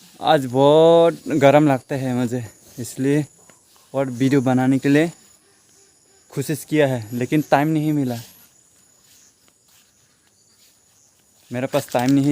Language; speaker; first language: Hindi; non-native, local second language; Kok Borok